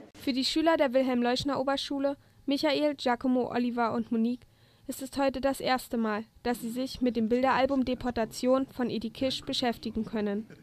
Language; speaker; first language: German; native; German